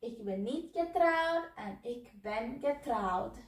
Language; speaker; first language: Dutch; early bilingual, other home language; Tamil